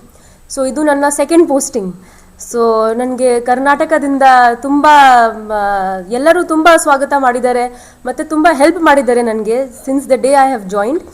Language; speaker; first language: Kannada; non-native, fluent; Hindi